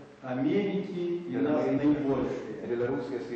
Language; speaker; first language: Italian; non-native, learner; Russian